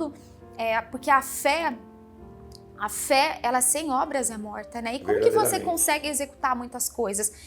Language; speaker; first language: Portuguese; native; Portuguese